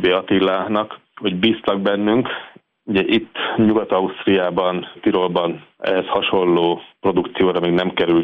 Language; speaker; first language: Hungarian; native; Hungarian